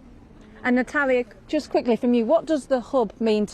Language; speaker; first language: English; native; English